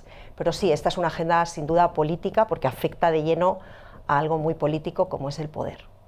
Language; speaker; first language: Spanish; native; Spanish